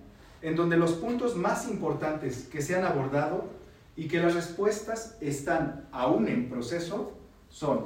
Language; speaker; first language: Spanish; native; Spanish